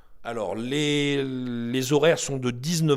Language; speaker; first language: French; native; French